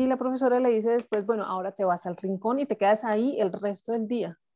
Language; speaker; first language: Spanish; native; Spanish